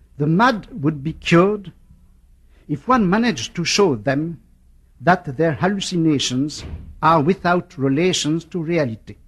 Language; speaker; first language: English; non-native, fluent; French